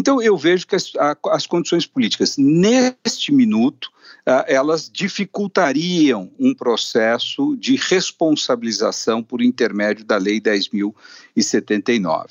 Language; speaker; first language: Portuguese; native; Portuguese